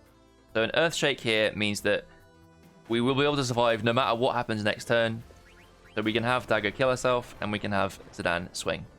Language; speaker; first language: English; native; English